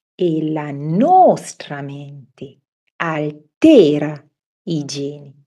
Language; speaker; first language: Italian; non-native, fluent; French